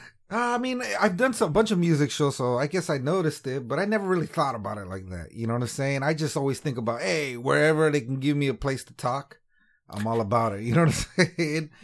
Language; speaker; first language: English; native; English